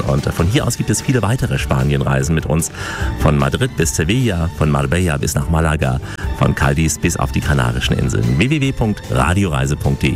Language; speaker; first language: German; native; German